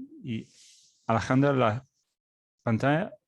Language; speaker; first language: Spanish; non-native, learner; English